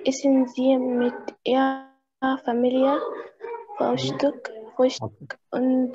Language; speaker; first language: German; non-native, learner; Arabic